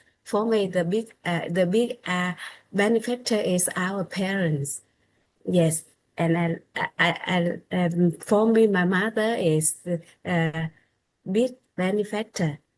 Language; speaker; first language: English; non-native, learner; Vietnamese